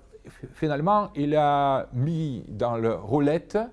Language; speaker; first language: French; non-native, fluent; Russian